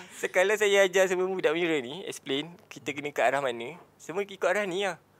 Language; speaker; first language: Malay; native; Malay